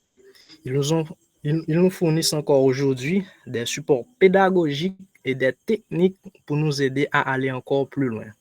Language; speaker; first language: French; non-native, local second language; Haitian Creole